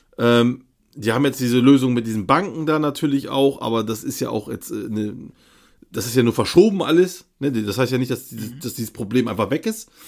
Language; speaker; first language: German; early bilingual, other home language; Turkish